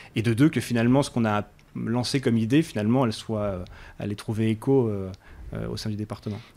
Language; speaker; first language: French; native; French